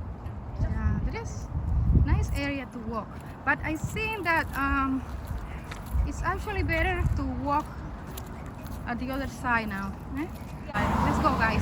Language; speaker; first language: English; non-native, fluent; Spanish